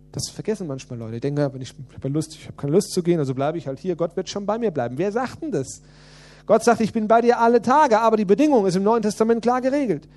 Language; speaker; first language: German; native; German